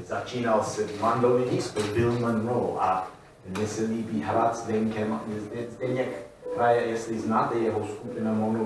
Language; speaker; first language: Czech; non-native, learner; English